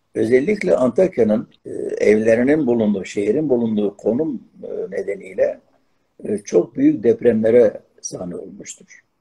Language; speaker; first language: Turkish; non-native, local second language; Arabic